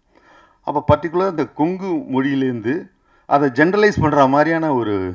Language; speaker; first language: Tamil; native; Tamil